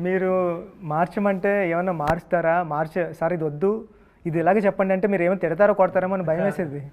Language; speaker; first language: Telugu; native; Telugu